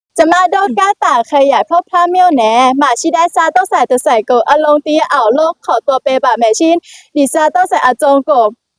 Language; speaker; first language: Burmese; non-native, learner; Thai